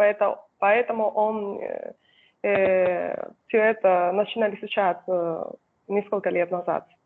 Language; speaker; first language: Russian; non-native, fluent; Spanish